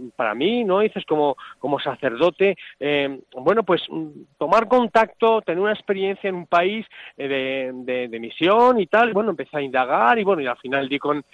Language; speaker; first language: Spanish; native; Spanish